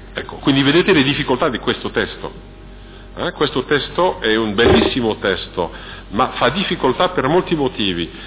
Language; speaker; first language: Italian; non-native, fluent; French